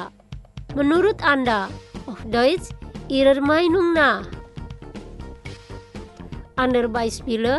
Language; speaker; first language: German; non-native, fluent; Indonesian